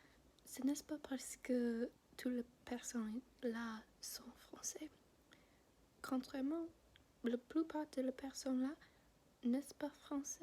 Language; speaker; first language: French; non-native, learner; English